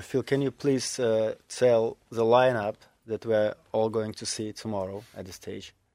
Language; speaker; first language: English; non-native, fluent; Russian